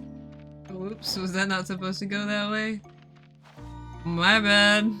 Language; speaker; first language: English; native; English